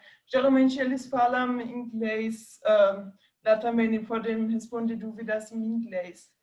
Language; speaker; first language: Portuguese; non-native, fluent; German